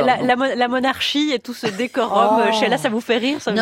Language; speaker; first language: French; native; French